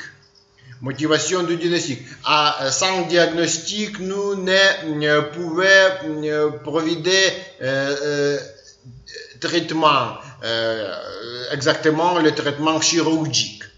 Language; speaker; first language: French; non-native, learner; Ukrainian